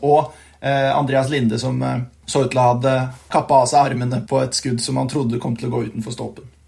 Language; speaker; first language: Norwegian; early bilingual, heritage; Norwegian